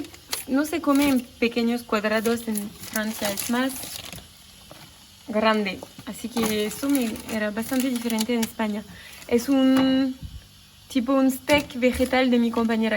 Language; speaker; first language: Spanish; non-native, fluent; French